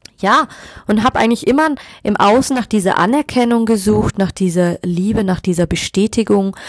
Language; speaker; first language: German; native; German